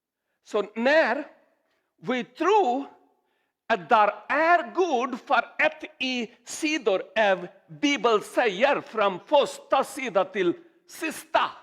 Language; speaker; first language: Swedish; non-native, learner; Urdu